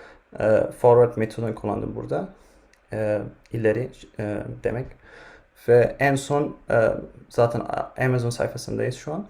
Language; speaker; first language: Turkish; non-native, fluent; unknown